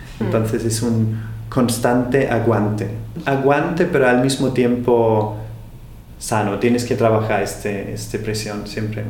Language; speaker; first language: Spanish; non-native, fluent; German